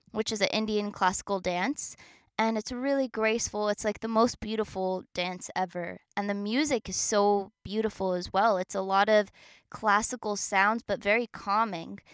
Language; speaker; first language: English; native; English